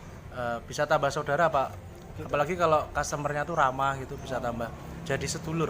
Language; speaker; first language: Indonesian; native; Indonesian